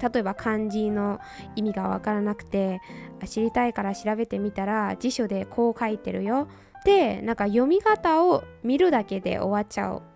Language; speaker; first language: Japanese; non-native, fluent; Burmese